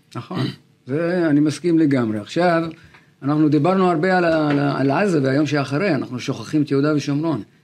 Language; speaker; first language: Hebrew; non-native, local second language; Arabic